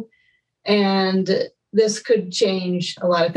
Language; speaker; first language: English; native; English